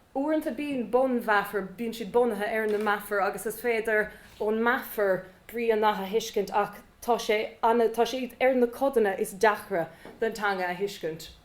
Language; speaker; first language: Irish; native; Irish